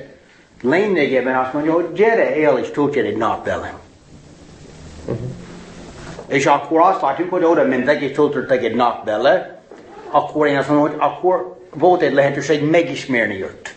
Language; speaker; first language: Hungarian; non-native, fluent; English